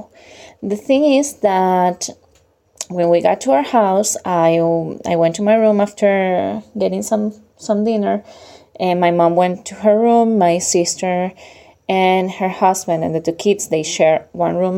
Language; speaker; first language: English; non-native, fluent; Spanish